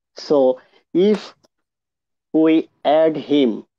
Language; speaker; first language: English; non-native, local second language; Bangla